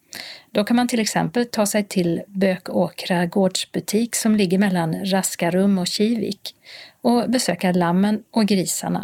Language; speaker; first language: Swedish; native; Swedish